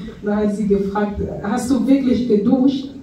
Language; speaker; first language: German; non-native, fluent; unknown